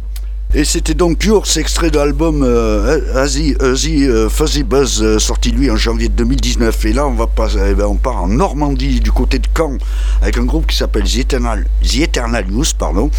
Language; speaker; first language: French; native; French